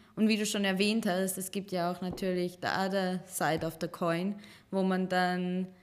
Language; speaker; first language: German; early bilingual, other home language; Serbian